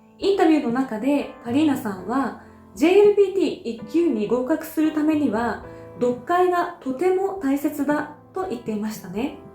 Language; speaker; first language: Japanese; native; Japanese